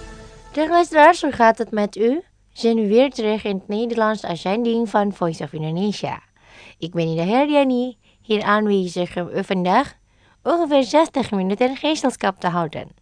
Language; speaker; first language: Dutch; non-native, fluent; Indonesian